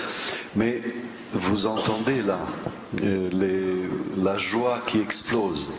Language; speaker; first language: French; non-native, fluent; Romanian